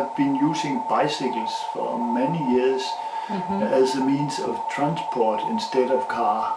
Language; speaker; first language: English; non-native, learner; Danish